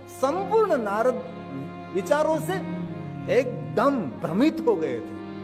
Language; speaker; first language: Hindi; non-native, local second language; Gujarati